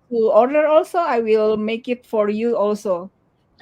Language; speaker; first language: English; non-native, learner; Indonesian